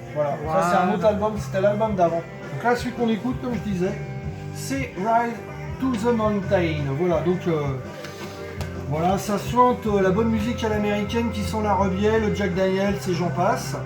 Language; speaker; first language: French; native; French